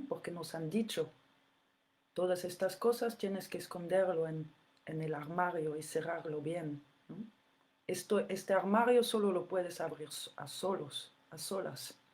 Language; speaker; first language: Spanish; non-native, fluent; French